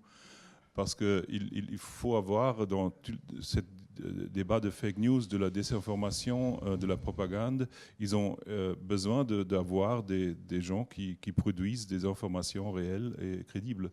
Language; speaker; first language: French; non-native, learner; German